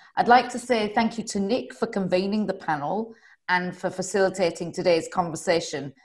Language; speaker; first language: English; native; English